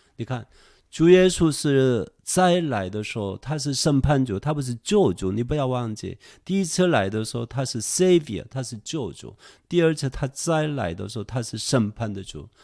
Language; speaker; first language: Chinese; non-native, fluent; Korean